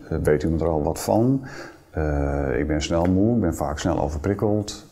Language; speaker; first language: Dutch; native; Dutch